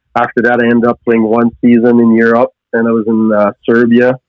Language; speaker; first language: English; native; English